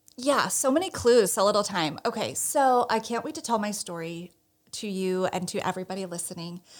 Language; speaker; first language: English; native; English